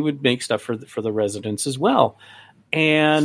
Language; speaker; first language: English; native; English